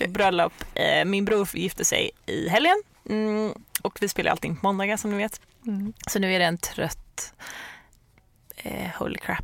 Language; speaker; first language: Swedish; native; Swedish